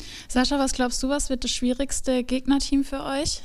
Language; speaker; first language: German; native; German